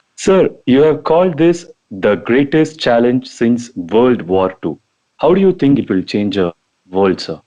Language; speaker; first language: English; non-native, local second language; Tamil